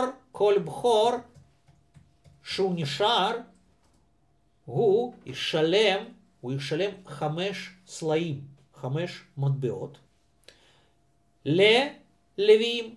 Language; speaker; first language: Hebrew; non-native, fluent; Russian